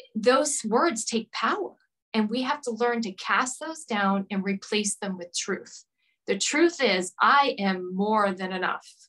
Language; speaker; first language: English; native; English